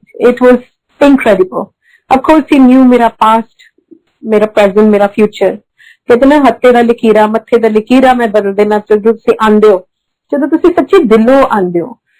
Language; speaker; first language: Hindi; early bilingual, heritage; Hindi